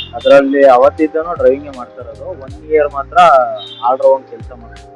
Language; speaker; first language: Kannada; native; Kannada